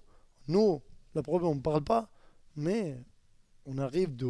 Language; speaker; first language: French; non-native, learner; Arabic